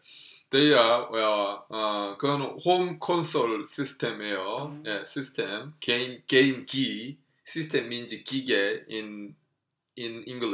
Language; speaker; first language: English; non-native, fluent; Korean